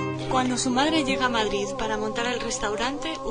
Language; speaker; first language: Spanish; native; Spanish